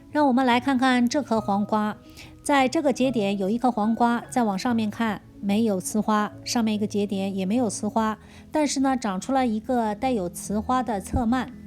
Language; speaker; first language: Chinese; native; Chinese